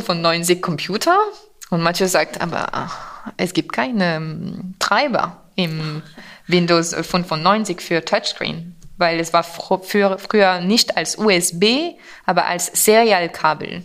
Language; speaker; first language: German; non-native, fluent; French